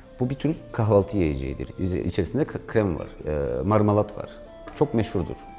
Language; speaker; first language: Turkish; native; Turkish